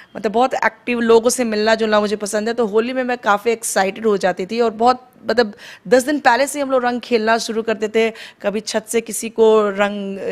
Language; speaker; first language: Hindi; native; Hindi